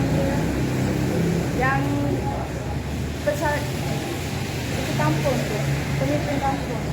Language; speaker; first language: Indonesian; non-native, local second language; Malay